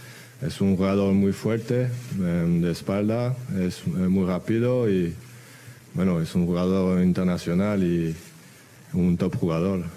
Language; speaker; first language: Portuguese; non-native, learner; French